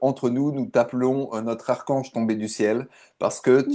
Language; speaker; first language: French; native; French